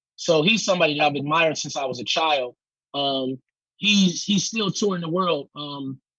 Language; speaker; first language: English; native; English